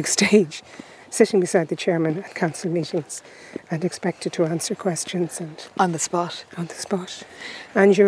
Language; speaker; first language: English; native; English